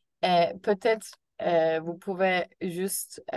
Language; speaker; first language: French; non-native, learner; Turkish